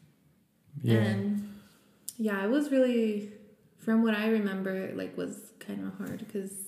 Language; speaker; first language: English; early bilingual, other home language; Spanish